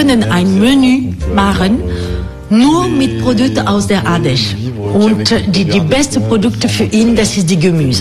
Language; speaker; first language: German; non-native, fluent; French